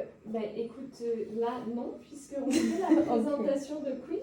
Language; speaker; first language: French; native; French